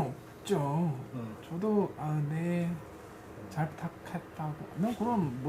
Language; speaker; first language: Korean; non-native, fluent; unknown